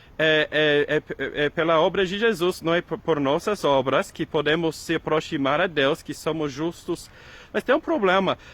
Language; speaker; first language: Portuguese; non-native, fluent; English